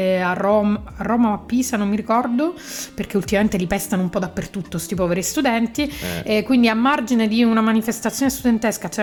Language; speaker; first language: Italian; native; Italian